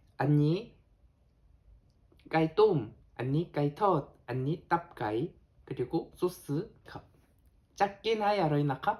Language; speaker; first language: Thai; non-native, fluent; Korean